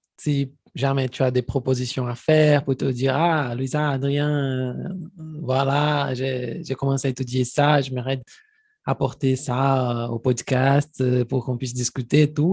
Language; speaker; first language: French; non-native, fluent; Portuguese